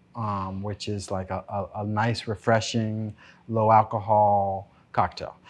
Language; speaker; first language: English; native; English